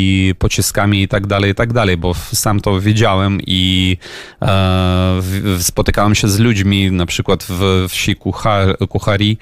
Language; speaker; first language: Polish; non-native, fluent; Ukrainian